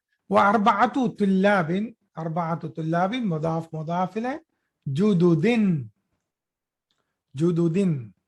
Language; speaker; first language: Arabic; non-native, fluent; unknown